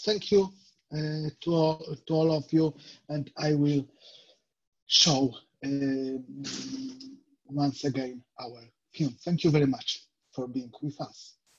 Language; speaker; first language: English; non-native, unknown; Polish